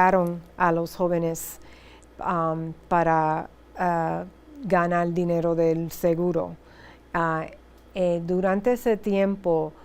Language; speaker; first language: Spanish; early bilingual, heritage; Spanish